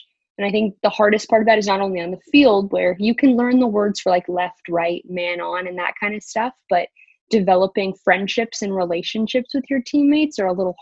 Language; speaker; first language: English; native; English